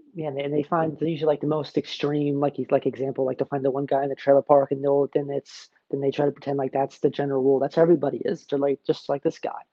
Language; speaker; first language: English; native; English